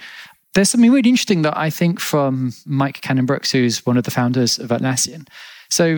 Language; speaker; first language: English; native; English